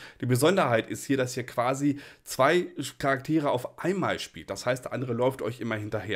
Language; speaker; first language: German; native; German